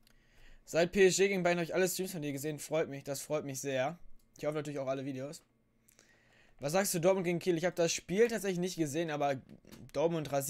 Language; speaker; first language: German; native; German